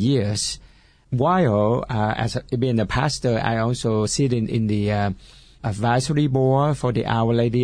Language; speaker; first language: English; non-native, fluent; Vietnamese